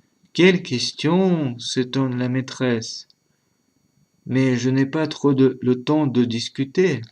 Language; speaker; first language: French; non-native, learner; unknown